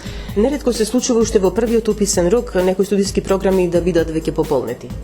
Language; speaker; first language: Macedonian; native; Macedonian